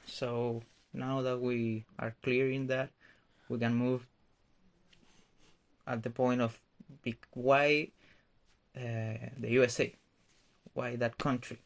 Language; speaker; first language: English; non-native, fluent; Spanish